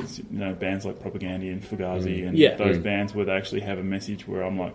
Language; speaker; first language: English; native; English